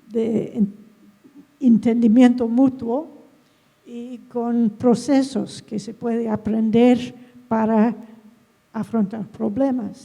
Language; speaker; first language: Spanish; non-native, fluent; English